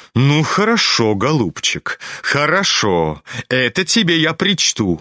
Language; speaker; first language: Russian; native; Russian